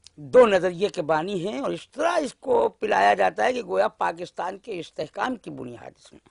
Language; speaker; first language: Urdu; native; Urdu